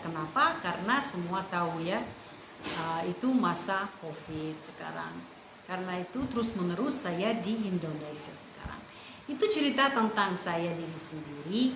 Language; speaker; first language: Indonesian; non-native, fluent; Russian